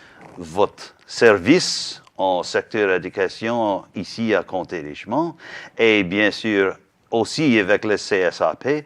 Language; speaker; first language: French; non-native, learner; English